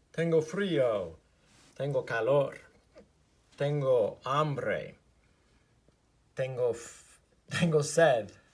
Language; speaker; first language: Spanish; non-native, fluent; English